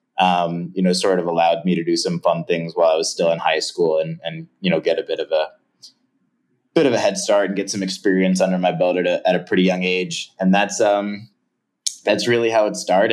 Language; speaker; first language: English; native; English